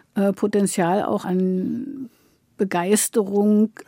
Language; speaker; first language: German; native; German